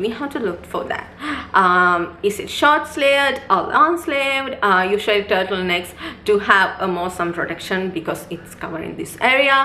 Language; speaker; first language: English; non-native, local second language; Sinhala